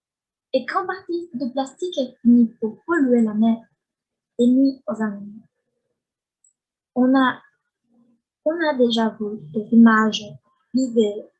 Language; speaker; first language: French; non-native, learner; Spanish